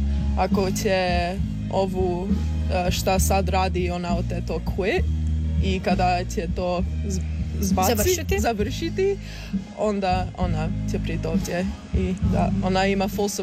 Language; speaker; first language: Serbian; early bilingual, heritage; English